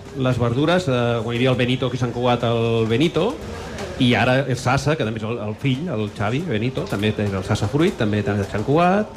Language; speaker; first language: Catalan; native; Catalan